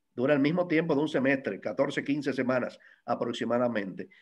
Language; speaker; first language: Spanish; native; Spanish